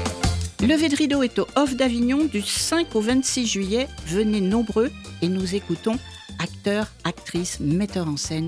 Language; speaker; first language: French; native; French